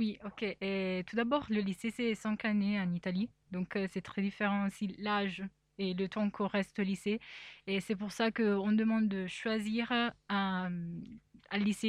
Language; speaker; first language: French; non-native, fluent; Italian